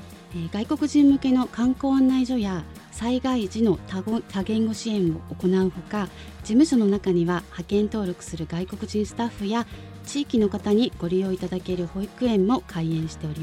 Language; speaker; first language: Japanese; native; Japanese